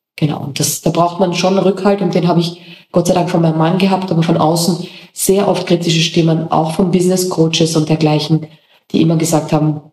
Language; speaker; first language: German; native; German